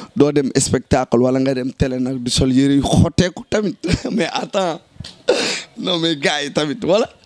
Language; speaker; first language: Wolof; native; Wolof